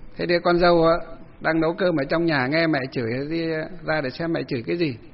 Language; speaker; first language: Vietnamese; native; Vietnamese